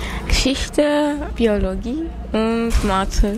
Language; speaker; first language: German; non-native, learner; Armenian